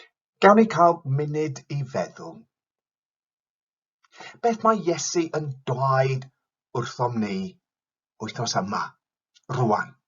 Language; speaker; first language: Welsh; non-native, fluent; English